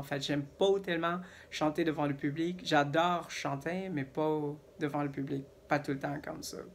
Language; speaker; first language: French; non-native, fluent; Indonesian